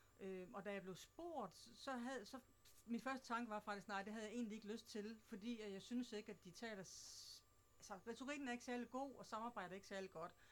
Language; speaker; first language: Danish; native; Danish